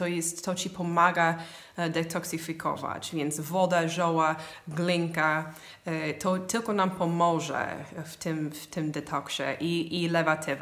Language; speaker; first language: Polish; non-native, fluent; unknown